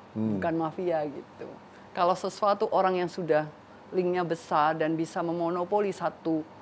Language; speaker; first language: Indonesian; native; Indonesian